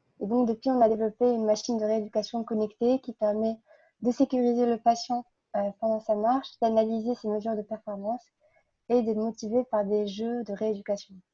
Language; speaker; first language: French; non-native, local second language; Arabic